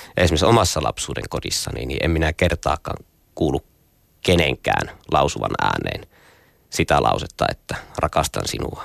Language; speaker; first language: Finnish; native; Finnish